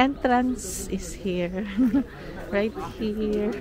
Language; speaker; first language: English; non-native, local second language; Filipino